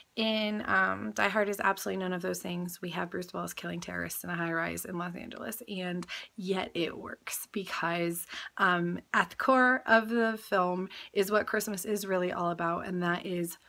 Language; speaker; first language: English; native; English